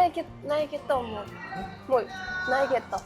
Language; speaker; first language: Korean; non-native, learner; Uzbek